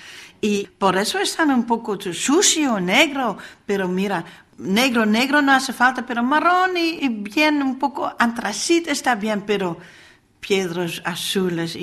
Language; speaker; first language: Spanish; non-native, fluent; Dutch